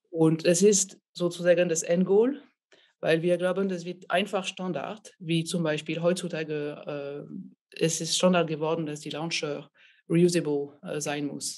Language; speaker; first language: German; non-native, fluent; French